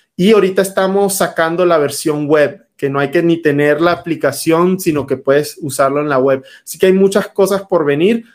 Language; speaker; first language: Spanish; native; Spanish